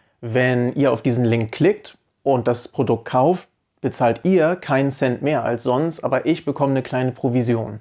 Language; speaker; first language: German; native; German